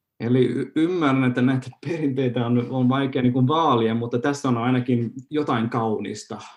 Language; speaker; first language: Finnish; non-native, local second language; Swedish